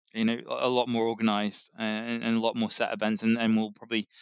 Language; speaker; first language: English; native; English